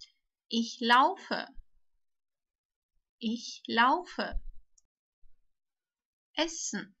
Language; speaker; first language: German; non-native, fluent; Turkish